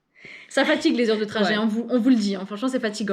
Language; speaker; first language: French; native; French